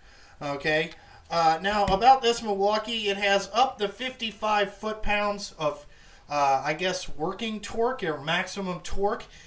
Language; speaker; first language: English; native; English